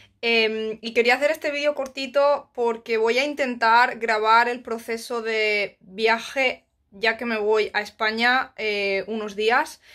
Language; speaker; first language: Spanish; native; Spanish